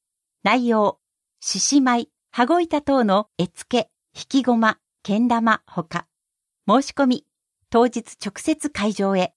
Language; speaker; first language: Japanese; native; Japanese